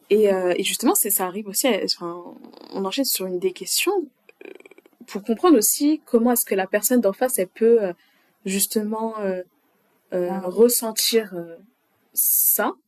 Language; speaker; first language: French; native; French